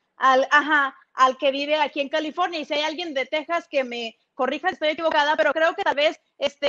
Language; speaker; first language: Spanish; early bilingual, heritage; Spanish